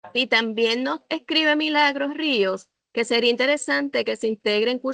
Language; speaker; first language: Spanish; native; Spanish